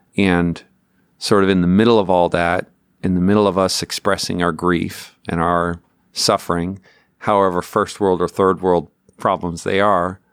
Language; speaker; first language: English; native; English